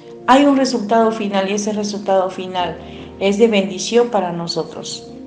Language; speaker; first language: Spanish; native; Spanish